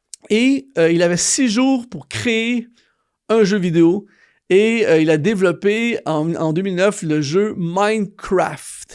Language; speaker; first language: French; native; French